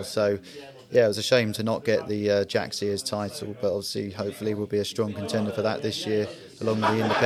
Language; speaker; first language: English; native; English